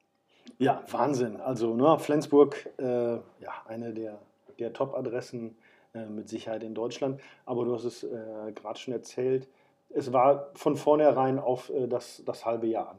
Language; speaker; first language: German; native; German